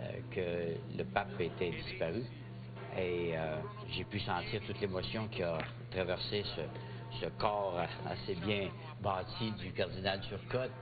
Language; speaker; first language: French; native; French